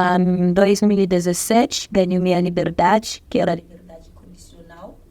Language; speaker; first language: Portuguese; non-native, fluent; Zulu